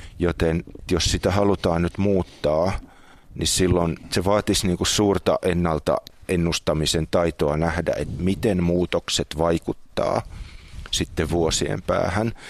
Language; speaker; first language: Finnish; native; Finnish